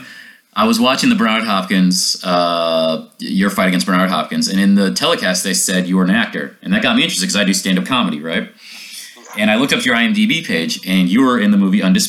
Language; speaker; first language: English; native; English